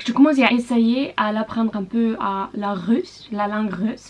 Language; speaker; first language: French; non-native, learner; Norwegian